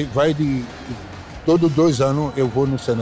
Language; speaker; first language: Portuguese; non-native, fluent; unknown